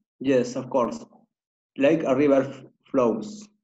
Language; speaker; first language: English; non-native, learner; Spanish